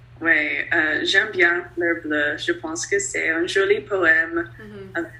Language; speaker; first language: French; non-native, learner; English